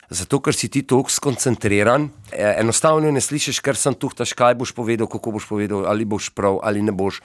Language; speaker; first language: Slovenian; native; Slovenian